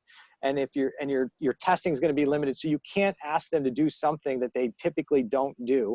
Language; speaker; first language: English; native; English